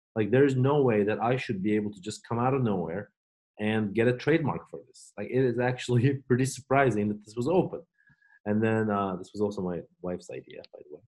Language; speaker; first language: English; non-native, fluent; Turkish